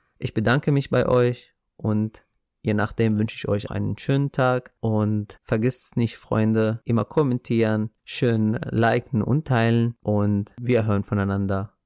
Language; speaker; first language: German; non-native, fluent; Arabic